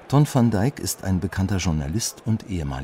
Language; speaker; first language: German; native; German